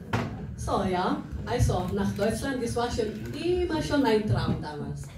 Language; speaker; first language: German; non-native, fluent; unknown